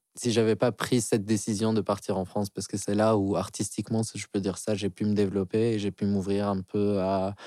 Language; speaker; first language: French; non-native, local second language; Arabic